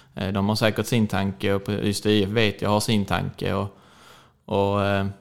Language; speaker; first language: Swedish; native; Swedish